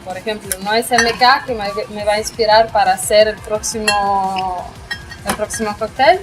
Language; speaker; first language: Spanish; non-native, fluent; Italian